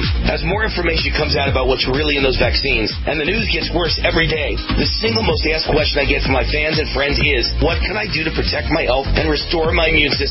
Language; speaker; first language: English; native; English